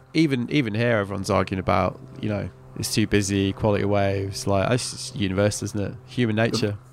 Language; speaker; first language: English; native; English